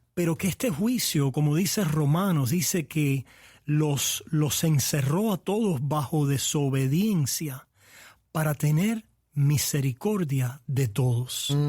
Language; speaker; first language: Spanish; native; Spanish